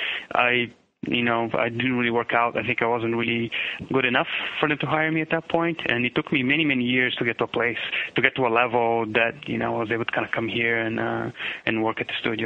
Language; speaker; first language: English; non-native, fluent; Portuguese